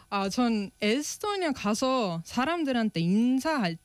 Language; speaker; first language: Korean; non-native, fluent; Estonian